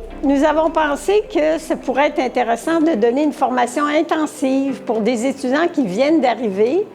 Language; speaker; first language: French; native; French